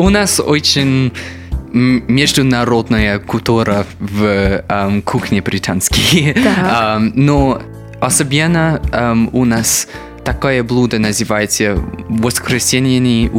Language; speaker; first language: Russian; non-native, learner; English